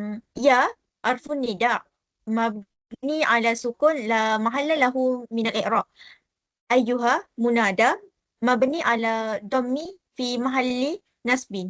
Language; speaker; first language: Arabic; non-native, learner; Malay